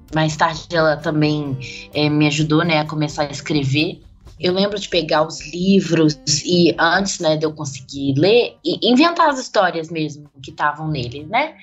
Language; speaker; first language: Portuguese; native; Portuguese